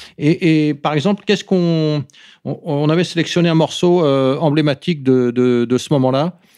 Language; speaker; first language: French; native; French